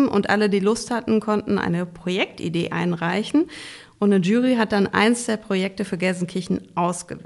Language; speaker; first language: German; native; German